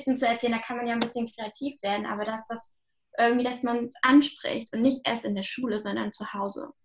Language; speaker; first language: German; native; German